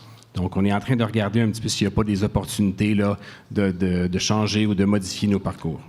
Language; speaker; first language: French; native; French